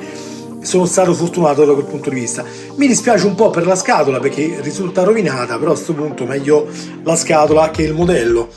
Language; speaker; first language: Italian; native; Italian